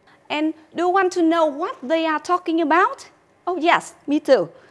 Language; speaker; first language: English; non-native, fluent; Vietnamese